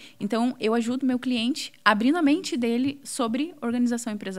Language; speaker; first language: Portuguese; native; Portuguese